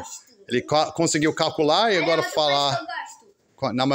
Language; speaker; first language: Portuguese; non-native, fluent; English